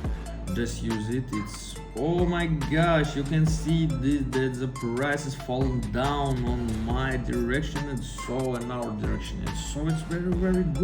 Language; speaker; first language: English; non-native, fluent; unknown